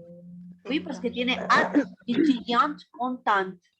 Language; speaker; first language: French; non-native, fluent; Spanish